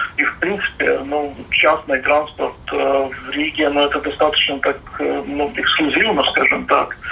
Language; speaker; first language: Russian; non-native, local second language; Latvian